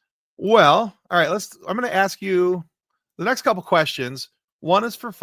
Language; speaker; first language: English; native; English